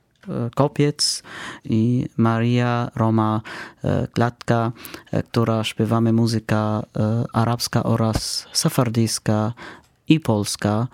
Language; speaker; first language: Polish; non-native, fluent; Arabic